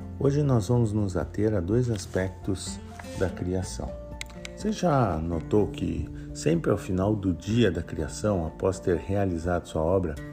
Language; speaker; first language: Portuguese; native; Portuguese